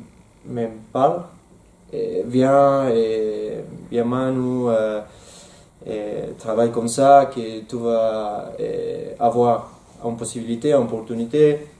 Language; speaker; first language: French; non-native, learner; Spanish